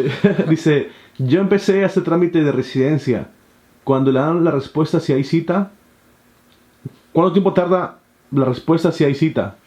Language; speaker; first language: Spanish; native; Spanish